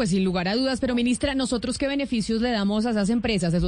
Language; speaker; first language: Spanish; native; Spanish